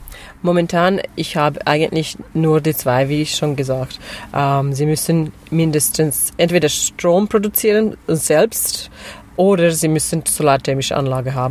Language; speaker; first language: German; non-native, fluent; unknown